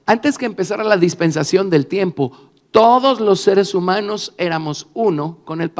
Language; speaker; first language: Spanish; native; Spanish